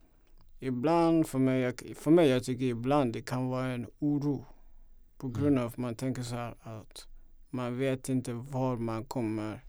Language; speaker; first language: Swedish; non-native, fluent; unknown